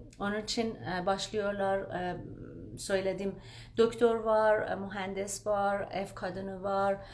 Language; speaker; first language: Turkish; non-native, learner; Persian